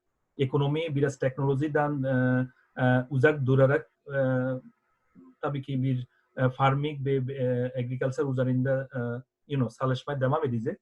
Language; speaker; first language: Turkish; non-native, fluent; Bangla